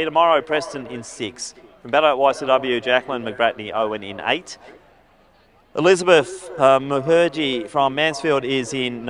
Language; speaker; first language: English; native; English